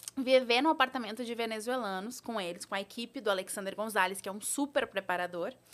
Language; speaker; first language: Portuguese; native; Portuguese